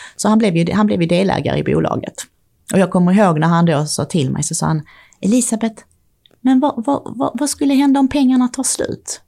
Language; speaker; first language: Swedish; early bilingual, other home language; Czech